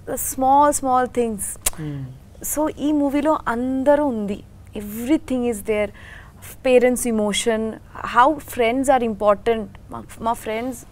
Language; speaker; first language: Telugu; non-native, learner; Bangla